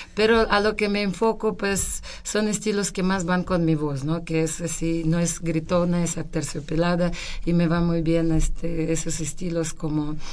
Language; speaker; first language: Spanish; non-native, fluent; Russian